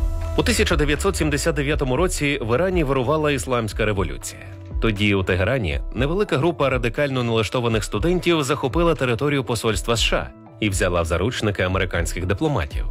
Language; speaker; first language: Ukrainian; native; Ukrainian